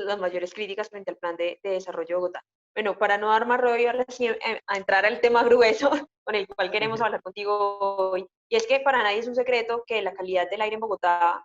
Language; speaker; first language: Spanish; native; Spanish